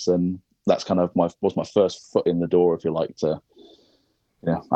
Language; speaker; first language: English; native; English